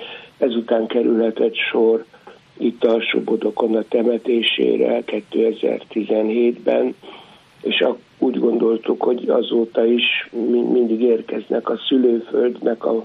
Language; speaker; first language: Hungarian; native; Hungarian